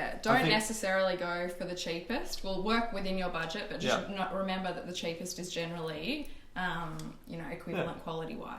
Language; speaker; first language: English; native; English